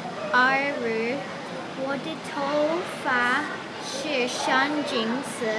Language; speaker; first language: Chinese; non-native, learner; English